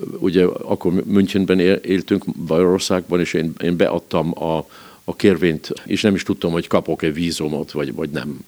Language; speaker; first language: Hungarian; early bilingual, heritage; Hungarian